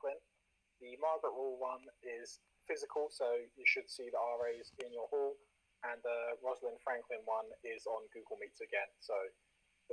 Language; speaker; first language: English; native; English